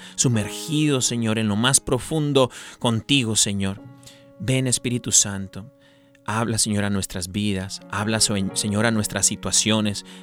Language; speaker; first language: Spanish; early bilingual, heritage; Spanish